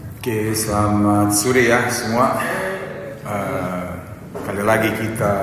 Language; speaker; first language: Indonesian; non-native, fluent; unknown